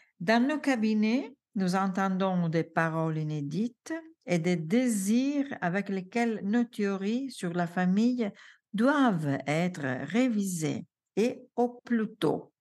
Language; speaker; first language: French; non-native, fluent; Italian